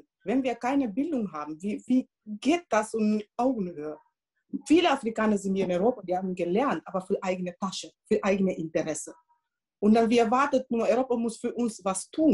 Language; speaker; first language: German; non-native, learner; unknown